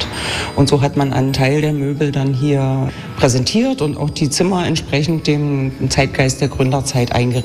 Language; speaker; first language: German; native; German